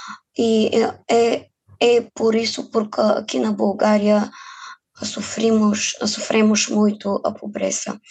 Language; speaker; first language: Portuguese; non-native, fluent; Bulgarian